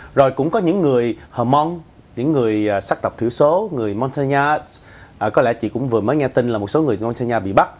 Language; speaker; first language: Vietnamese; early bilingual, other home language; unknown